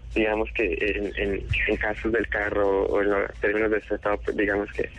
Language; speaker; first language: Spanish; native; Spanish